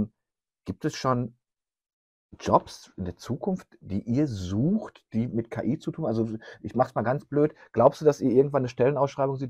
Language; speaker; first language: German; native; German